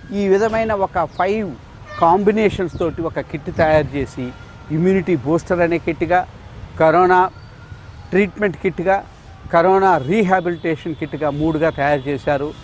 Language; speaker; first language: Telugu; native; Telugu